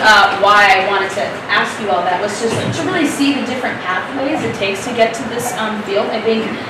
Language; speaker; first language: English; native; English